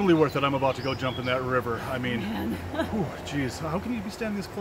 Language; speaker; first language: English; native; English